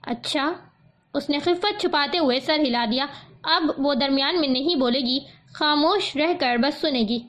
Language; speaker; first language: Urdu; native; Urdu